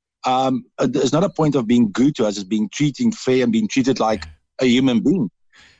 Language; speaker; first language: English; non-native, local second language; Dutch